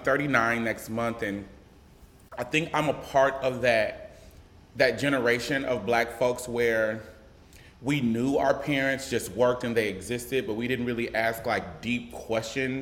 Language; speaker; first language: English; native; English